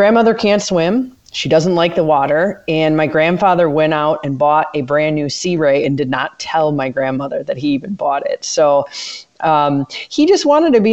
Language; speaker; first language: English; native; English